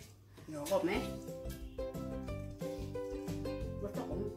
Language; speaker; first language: Spanish; non-native, learner; Indonesian